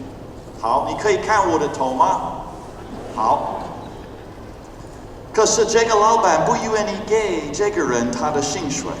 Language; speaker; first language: Chinese; non-native, fluent; English